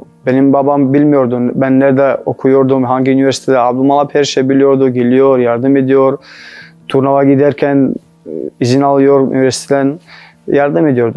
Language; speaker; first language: Turkish; non-native, learner; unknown